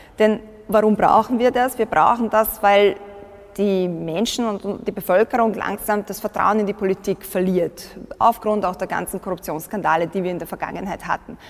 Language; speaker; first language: German; early bilingual, other home language; Bosnian